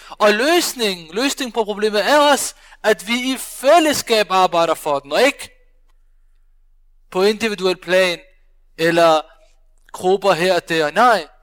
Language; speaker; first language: Danish; early bilingual, other home language; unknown